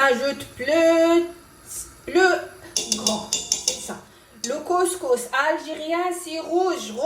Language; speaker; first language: French; non-native, local second language; Arabic